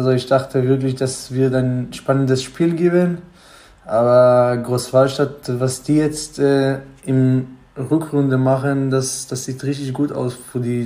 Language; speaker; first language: German; non-native, fluent; Hebrew